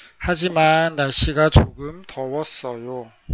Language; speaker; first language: Korean; native; Korean